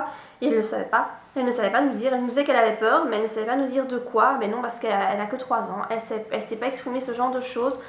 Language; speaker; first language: French; native; French